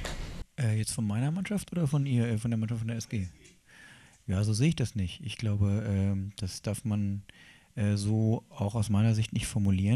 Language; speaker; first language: German; native; German